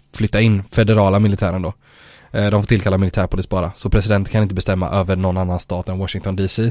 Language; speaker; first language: Swedish; native; Swedish